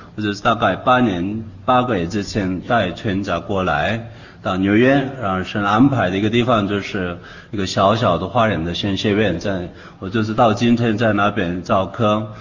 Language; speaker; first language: Chinese; non-native, fluent; Korean